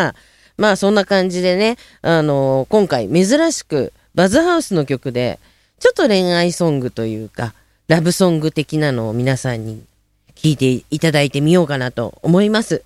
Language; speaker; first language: Japanese; native; Japanese